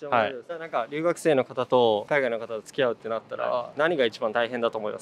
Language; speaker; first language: Japanese; native; Japanese